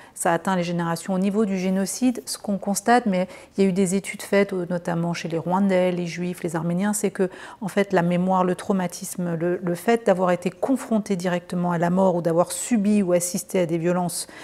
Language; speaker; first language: French; native; French